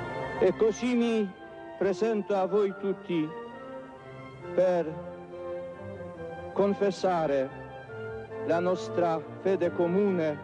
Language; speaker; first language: Italian; non-native, fluent; Polish